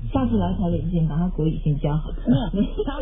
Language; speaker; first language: Chinese; native; Chinese